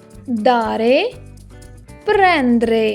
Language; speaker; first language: Italian; non-native, learner; Hindi